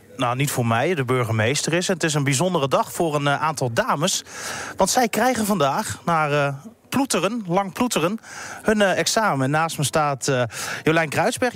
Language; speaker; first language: Dutch; native; Dutch